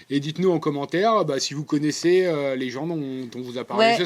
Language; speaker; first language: French; native; French